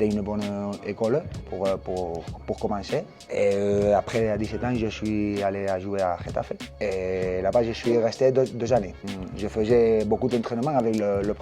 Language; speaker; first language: French; non-native, learner; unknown